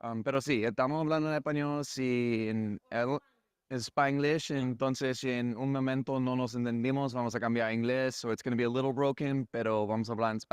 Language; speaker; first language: Spanish; non-native, fluent; English